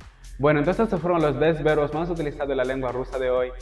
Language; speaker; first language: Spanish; non-native, fluent; Portuguese